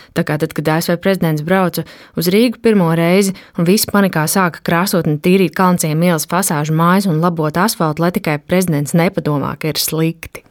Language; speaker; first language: Latvian; native; Latvian